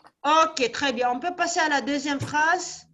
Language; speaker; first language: French; non-native, local second language; Arabic